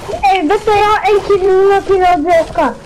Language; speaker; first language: Swedish; early bilingual, other home language; Turkish